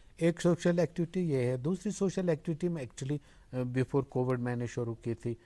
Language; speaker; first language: Urdu; non-native, local second language; Kashmiri